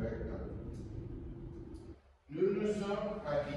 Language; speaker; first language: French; non-native, learner; Spanish